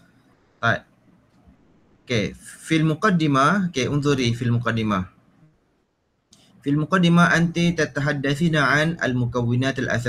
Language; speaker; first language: Arabic; non-native, fluent; Malay